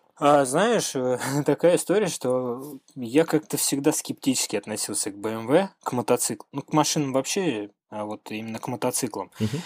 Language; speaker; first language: Russian; native; Russian